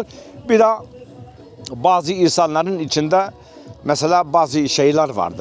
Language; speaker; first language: Turkish; non-native, local second language; Kurdish